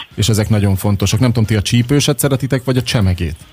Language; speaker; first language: Hungarian; native; Hungarian